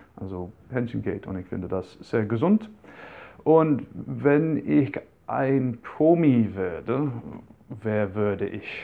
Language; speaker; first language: German; non-native, fluent; English